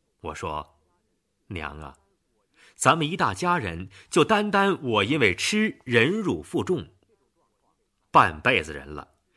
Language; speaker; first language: Chinese; native; Chinese